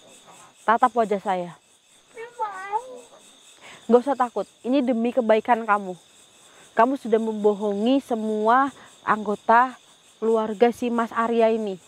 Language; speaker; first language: Indonesian; native; Indonesian